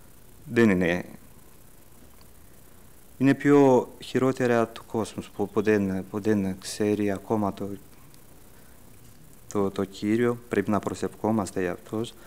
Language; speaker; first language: Greek; early bilingual, heritage; Greek